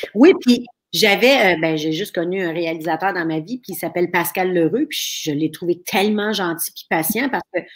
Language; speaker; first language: French; native; French